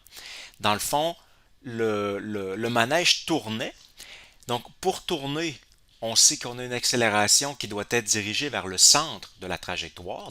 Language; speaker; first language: French; native; French